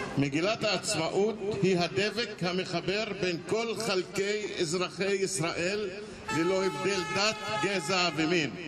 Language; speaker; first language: Hebrew; non-native, local second language; Arabic